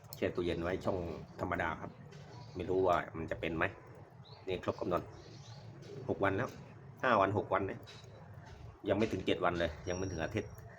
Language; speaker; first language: Thai; native; Thai